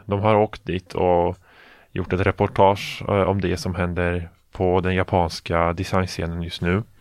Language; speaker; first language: Swedish; non-native, fluent; Polish